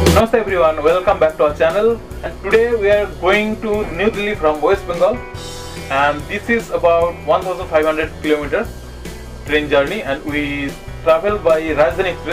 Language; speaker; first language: English; non-native, learner; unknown